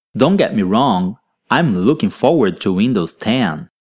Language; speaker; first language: English; non-native, fluent; Portuguese